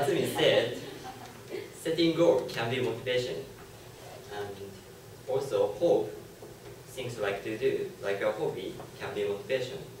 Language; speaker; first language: English; non-native, learner; Japanese